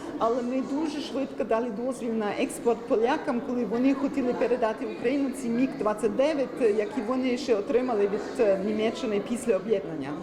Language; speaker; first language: Ukrainian; non-native, fluent; German